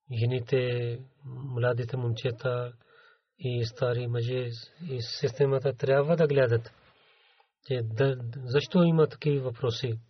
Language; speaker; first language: Bulgarian; non-native, learner; Urdu